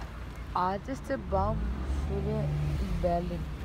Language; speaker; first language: German; non-native, learner; Russian